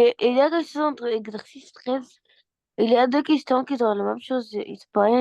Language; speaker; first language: French; non-native, learner; Arabic